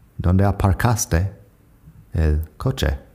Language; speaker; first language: Spanish; non-native, fluent; English